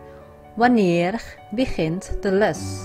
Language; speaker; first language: Dutch; non-native, learner; Vietnamese